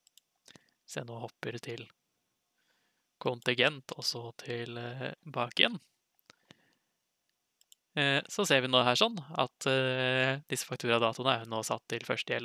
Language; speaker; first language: Norwegian; native; Norwegian